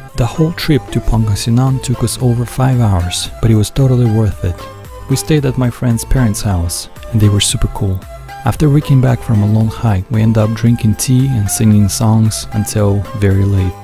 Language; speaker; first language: English; non-native, fluent; Russian